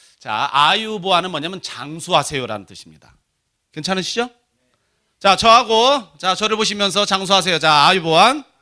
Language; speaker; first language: Korean; native; Korean